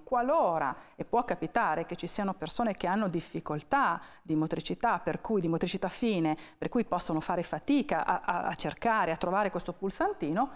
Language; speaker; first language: Italian; native; Italian